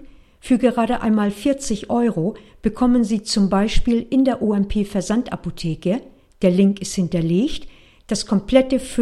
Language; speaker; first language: German; native; German